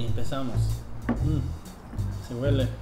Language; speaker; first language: Spanish; non-native, fluent; English